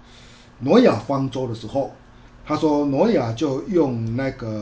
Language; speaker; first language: Chinese; native; Chinese